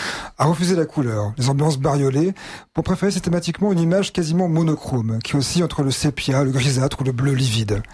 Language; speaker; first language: French; native; French